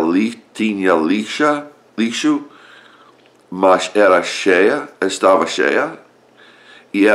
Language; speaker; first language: Portuguese; non-native, learner; English